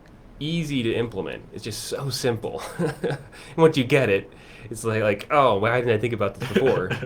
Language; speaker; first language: English; native; English